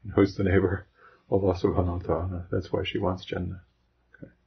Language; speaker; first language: English; native; English